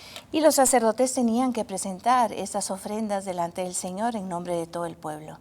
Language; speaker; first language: Spanish; native; Spanish